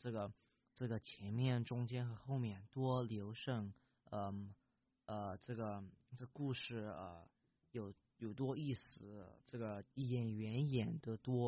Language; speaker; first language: Chinese; early bilingual, heritage; English